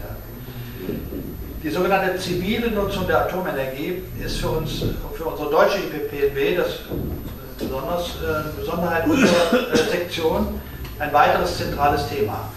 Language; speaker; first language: German; native; German